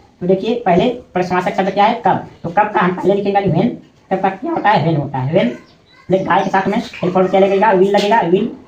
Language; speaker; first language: Hindi; native; Hindi